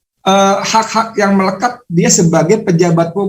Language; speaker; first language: Indonesian; native; Indonesian